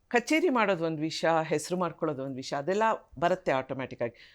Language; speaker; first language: Kannada; native; Kannada